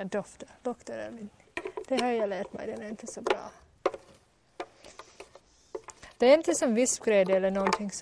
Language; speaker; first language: Swedish; non-native, fluent; English